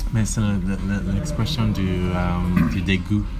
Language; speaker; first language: French; non-native, learner; English